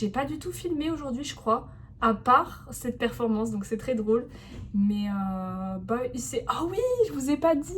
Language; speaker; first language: French; native; French